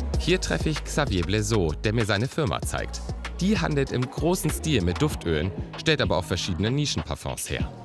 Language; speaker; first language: German; native; German